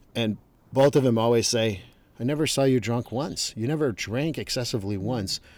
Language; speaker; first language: English; native; English